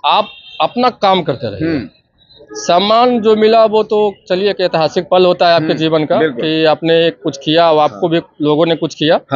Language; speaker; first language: Hindi; native; Hindi